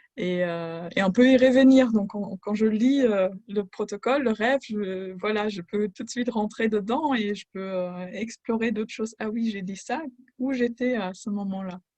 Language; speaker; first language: French; non-native, fluent; German